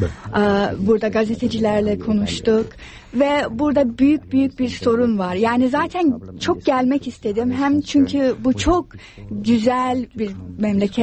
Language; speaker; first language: Turkish; non-native, fluent; English